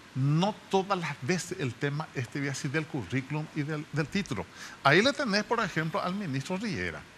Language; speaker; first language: Spanish; native; Spanish